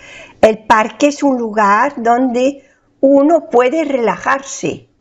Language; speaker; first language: Spanish; non-native, fluent; French